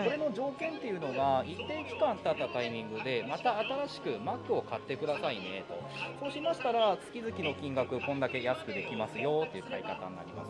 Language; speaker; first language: Japanese; native; Japanese